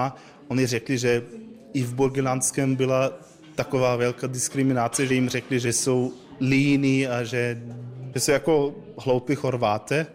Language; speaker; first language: Czech; non-native, learner; Croatian